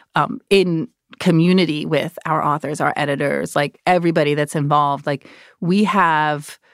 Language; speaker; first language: English; native; English